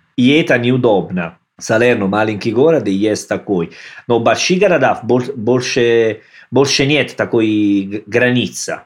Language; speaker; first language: Russian; non-native, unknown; Italian